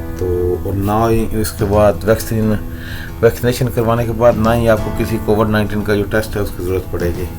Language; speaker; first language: Urdu; non-native, local second language; Punjabi